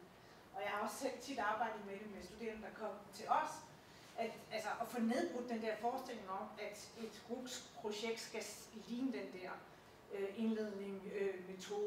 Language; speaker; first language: Danish; native; Danish